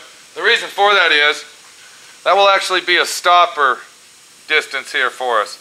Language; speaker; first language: English; native; English